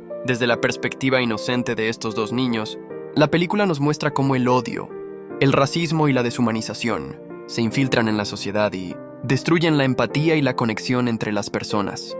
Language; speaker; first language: Spanish; native; Spanish